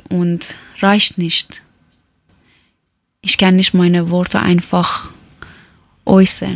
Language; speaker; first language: German; non-native, learner; Persian